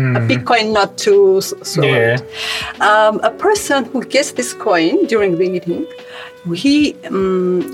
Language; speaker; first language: English; non-native, fluent; Armenian